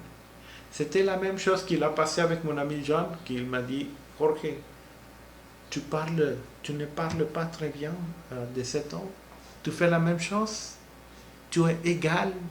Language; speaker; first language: French; non-native, learner; Spanish